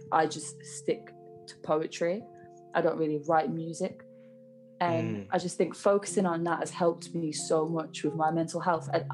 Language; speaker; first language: English; native; English